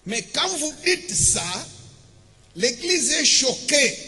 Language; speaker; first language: French; non-native, local second language; Swahili